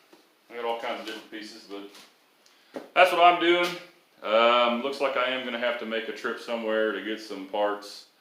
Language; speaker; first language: English; native; English